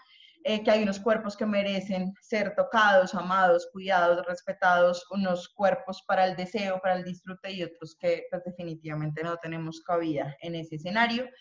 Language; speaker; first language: Spanish; native; Spanish